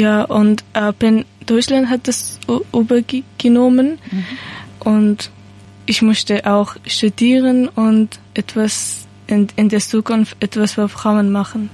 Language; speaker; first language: German; non-native, learner; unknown